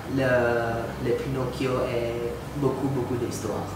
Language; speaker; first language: French; non-native, learner; Indonesian